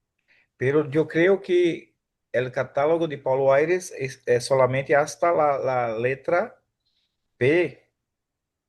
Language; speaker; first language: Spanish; non-native, fluent; Portuguese